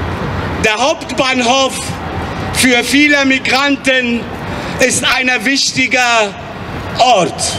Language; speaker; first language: German; non-native, fluent; Arabic